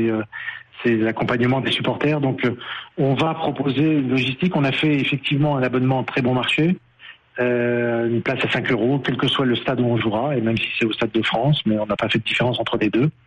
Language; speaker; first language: French; native; French